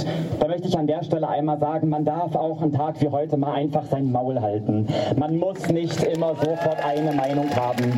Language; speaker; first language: German; native; German